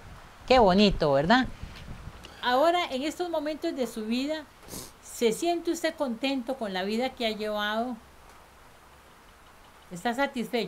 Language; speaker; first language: Spanish; native; Spanish